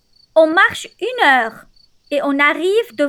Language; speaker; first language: French; non-native, local second language; Arabic